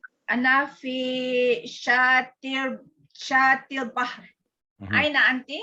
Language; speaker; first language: Arabic; non-native, learner; Malay